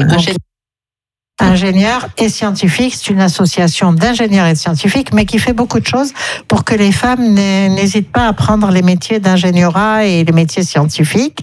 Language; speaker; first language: French; native; French